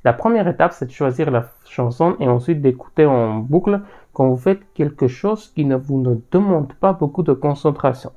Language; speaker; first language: French; non-native, fluent; Armenian